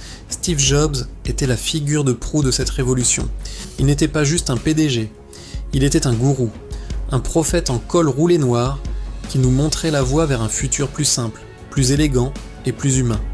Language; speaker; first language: French; native; French